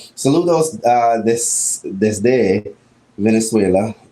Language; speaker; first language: Spanish; non-native, learner; English